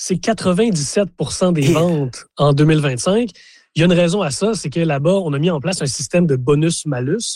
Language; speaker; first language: French; native; French